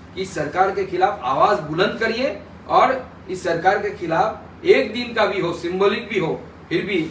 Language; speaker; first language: Hindi; non-native, local second language; Bangla